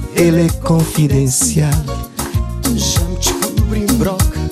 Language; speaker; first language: Portuguese; non-native, local second language; Kabuverdianu